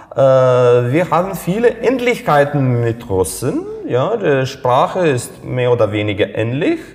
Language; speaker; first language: German; non-native, fluent; Serbian